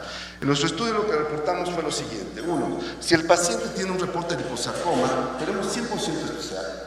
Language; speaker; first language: Spanish; native; Spanish